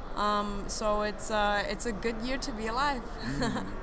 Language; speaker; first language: English; non-native, fluent; Serbian